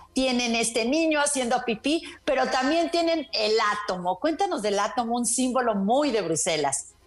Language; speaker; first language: Spanish; native; Spanish